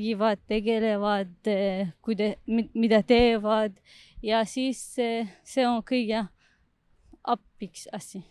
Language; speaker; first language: Estonian; non-native, learner; Arabic